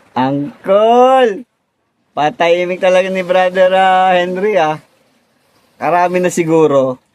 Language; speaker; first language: Filipino; non-native, local second language; Hiligaynon